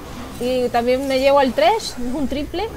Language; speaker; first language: Spanish; native; Spanish